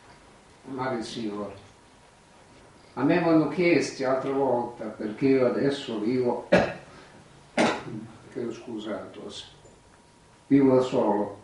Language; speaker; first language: Italian; non-native, fluent; Croatian